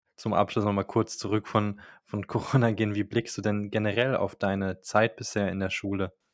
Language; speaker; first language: German; native; German